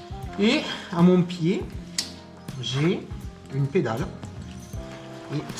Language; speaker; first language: French; native; French